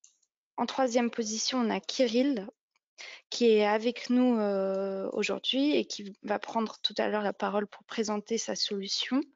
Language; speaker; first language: French; native; French